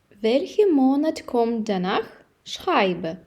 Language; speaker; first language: German; non-native, fluent; Ukrainian